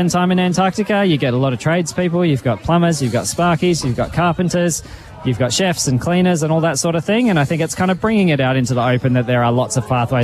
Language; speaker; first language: English; native; English